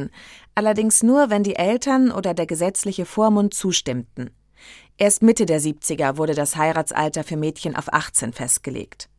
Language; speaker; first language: German; native; German